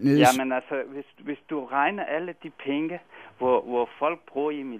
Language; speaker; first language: Danish; non-native, fluent; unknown